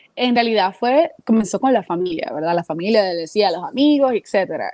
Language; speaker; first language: Spanish; native; Spanish